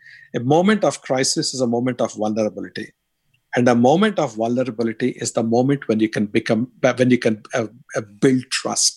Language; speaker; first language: English; non-native, local second language; Tamil